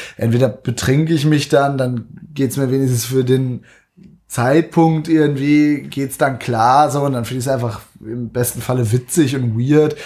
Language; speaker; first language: German; native; German